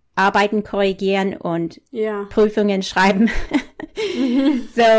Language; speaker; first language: German; non-native, fluent; English